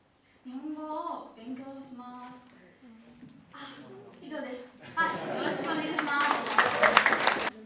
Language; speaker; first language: Japanese; non-native, learner; Chinese